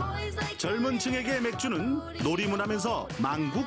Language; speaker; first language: Korean; native; Korean